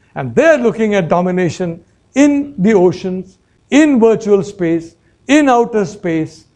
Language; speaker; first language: English; non-native, local second language; Malayalam